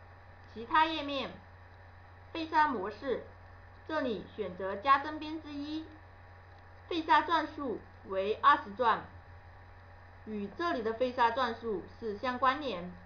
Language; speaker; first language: Chinese; native; Chinese